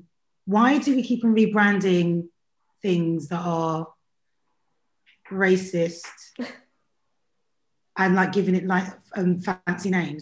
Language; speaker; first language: English; native; English